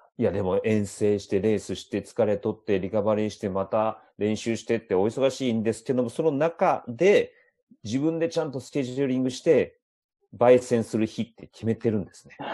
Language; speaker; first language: Japanese; native; Japanese